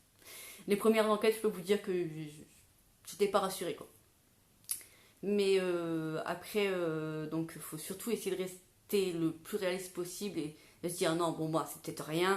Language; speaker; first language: French; native; French